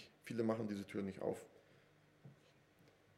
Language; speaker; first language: German; non-native, fluent; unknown